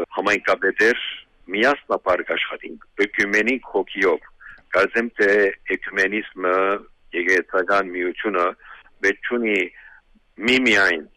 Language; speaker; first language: Armenian; early bilingual, heritage; Armenian